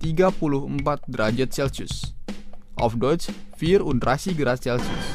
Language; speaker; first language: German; non-native, fluent; Indonesian